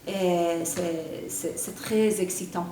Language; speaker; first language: French; non-native, fluent; Persian